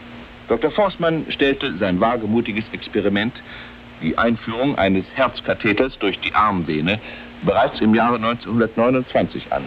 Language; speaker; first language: German; native; German